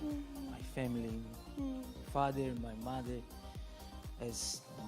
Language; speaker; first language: English; non-native, learner; Portuguese